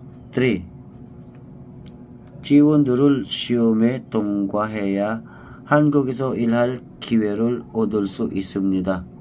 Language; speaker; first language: Korean; non-native, learner; Filipino